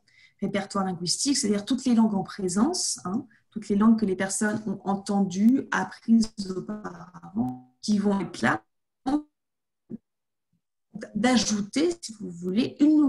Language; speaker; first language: French; native; French